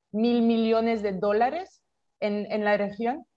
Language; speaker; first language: Spanish; non-native, fluent; French